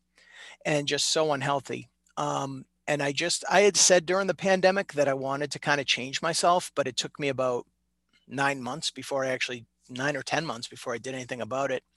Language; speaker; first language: English; native; English